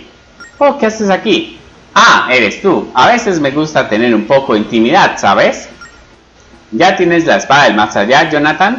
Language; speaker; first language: Spanish; native; Spanish